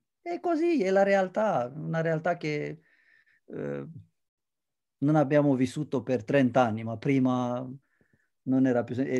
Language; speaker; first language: Italian; non-native, fluent; Romanian